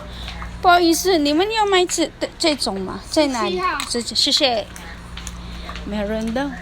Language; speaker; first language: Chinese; non-native, learner; Filipino